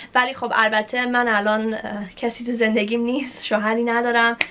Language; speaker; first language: Persian; early bilingual, heritage; Persian